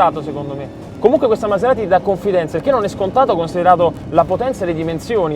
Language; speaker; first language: Italian; native; Italian